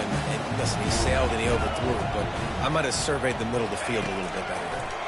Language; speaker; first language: English; native; English